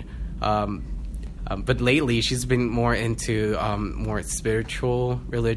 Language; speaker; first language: English; non-native, fluent; Spanish